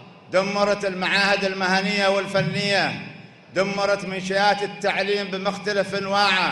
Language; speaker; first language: Arabic; native; Arabic